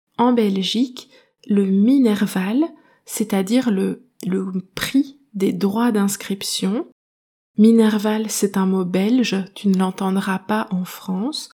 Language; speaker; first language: French; native; French